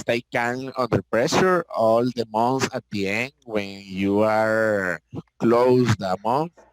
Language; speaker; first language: English; non-native, learner; Spanish